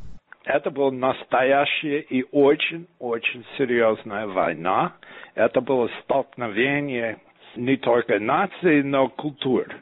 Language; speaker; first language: Russian; non-native, fluent; English